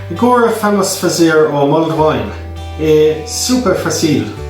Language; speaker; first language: Portuguese; non-native, learner; English